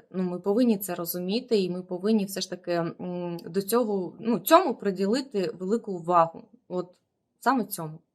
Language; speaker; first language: Ukrainian; non-native, local second language; Russian